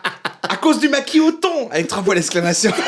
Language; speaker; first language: French; native; French